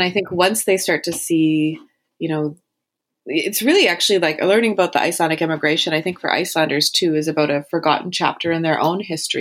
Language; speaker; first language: English; native; English